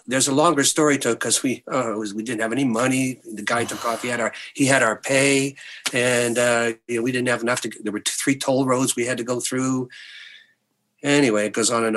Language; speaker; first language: English; native; English